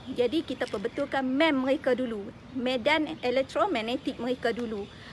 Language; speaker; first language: Malay; native; Malay